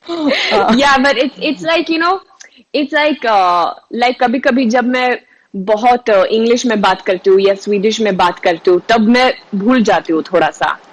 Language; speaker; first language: Hindi; non-native, fluent; Swedish